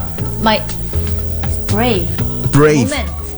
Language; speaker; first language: English; non-native, learner; Korean